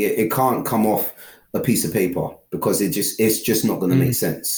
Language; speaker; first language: English; native; English